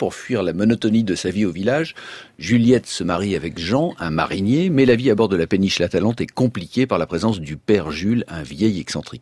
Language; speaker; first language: French; native; French